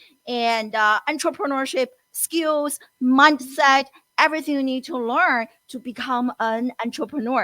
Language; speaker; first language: English; non-native, fluent; Chinese